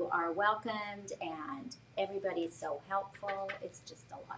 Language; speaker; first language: English; native; English